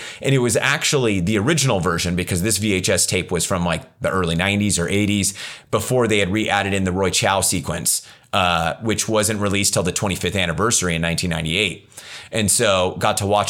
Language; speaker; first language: English; native; English